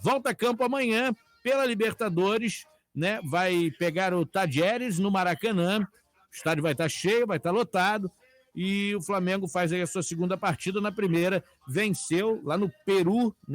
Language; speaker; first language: Portuguese; native; Portuguese